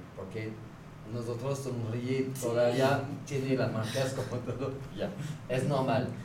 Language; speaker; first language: Spanish; non-native, fluent; French